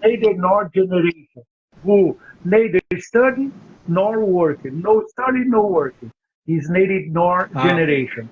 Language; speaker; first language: English; non-native, learner; Portuguese